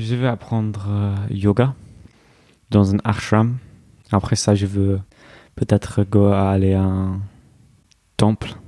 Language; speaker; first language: French; non-native, learner; English